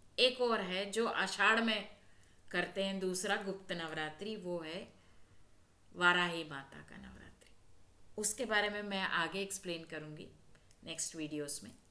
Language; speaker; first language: Hindi; non-native, local second language; Telugu